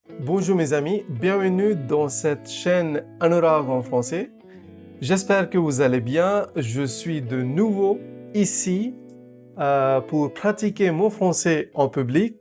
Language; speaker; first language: French; non-native, fluent; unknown